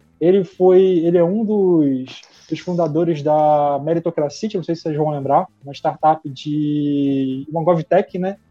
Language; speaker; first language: Portuguese; native; Portuguese